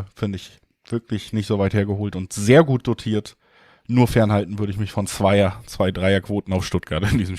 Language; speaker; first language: German; native; German